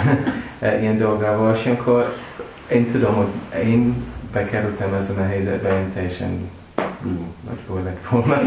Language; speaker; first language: Hungarian; non-native, learner; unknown